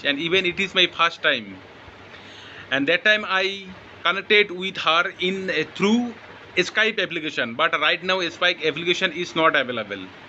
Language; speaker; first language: English; non-native, learner; Bangla